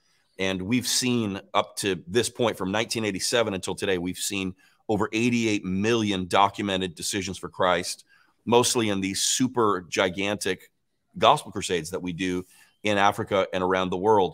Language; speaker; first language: English; native; English